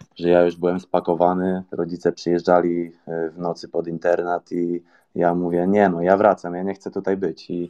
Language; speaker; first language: Polish; native; Polish